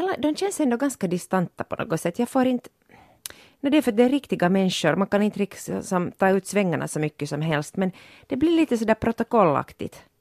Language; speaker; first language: Swedish; non-native, local second language; Finnish